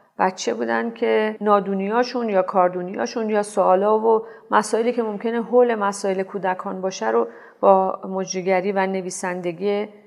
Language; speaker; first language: Persian; native; Persian